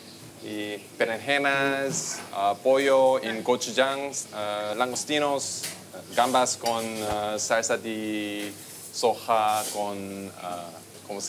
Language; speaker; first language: Spanish; non-native, learner; Korean